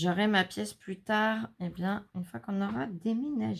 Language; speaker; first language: French; native; French